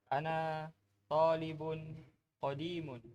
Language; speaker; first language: Arabic; non-native, learner; Indonesian